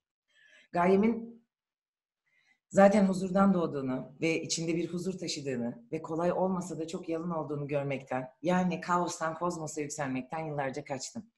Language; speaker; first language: Turkish; native; Turkish